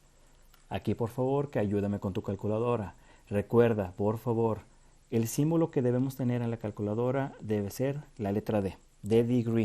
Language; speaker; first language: Spanish; native; Spanish